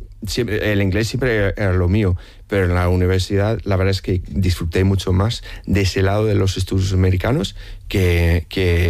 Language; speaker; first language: Spanish; non-native, fluent; English